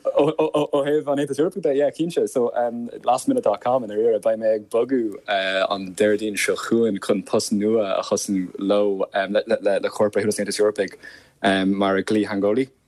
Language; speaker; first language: Irish; non-native, local second language; English